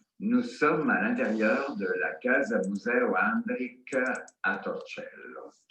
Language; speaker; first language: French; non-native, fluent; Italian